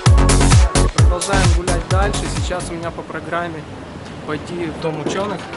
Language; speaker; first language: Russian; native; Russian